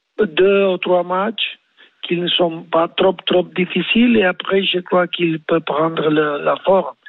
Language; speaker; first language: French; non-native, learner; Spanish